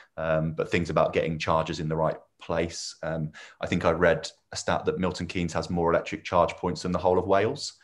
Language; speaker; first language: English; native; English